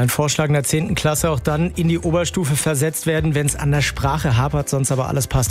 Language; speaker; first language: German; native; German